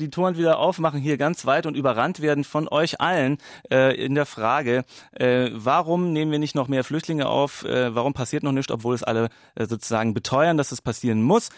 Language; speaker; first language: German; native; German